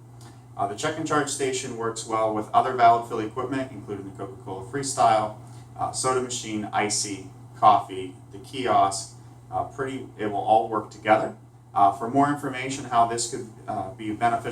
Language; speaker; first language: English; native; English